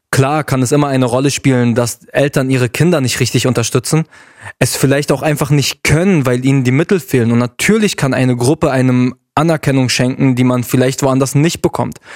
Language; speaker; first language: German; early bilingual, other home language; Arabic